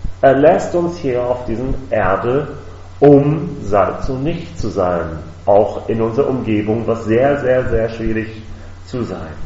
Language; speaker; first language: German; non-native, fluent; English